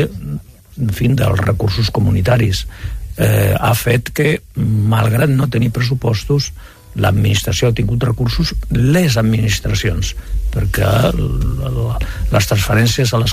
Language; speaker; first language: Catalan; non-native, local second language; Spanish